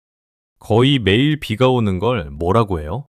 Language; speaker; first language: Korean; early bilingual, heritage; English